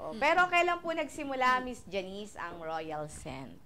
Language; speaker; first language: Filipino; native; Filipino